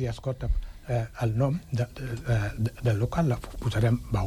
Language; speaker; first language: Catalan; non-native, fluent; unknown